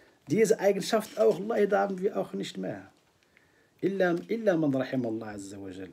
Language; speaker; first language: German; non-native, fluent; Arabic